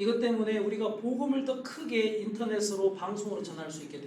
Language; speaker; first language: Korean; native; Korean